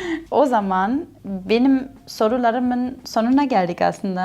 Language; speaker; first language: Turkish; non-native, fluent; German